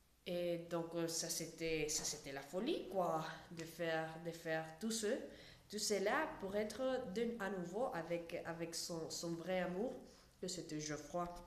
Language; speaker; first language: French; non-native, learner; Spanish